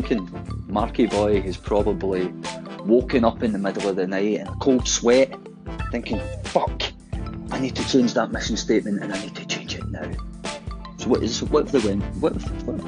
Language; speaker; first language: English; native; English